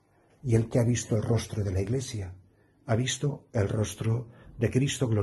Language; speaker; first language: Spanish; native; Spanish